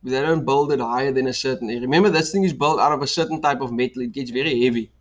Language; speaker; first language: English; non-native, local second language; Afrikaans